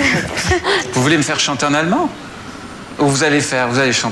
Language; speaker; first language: French; native; French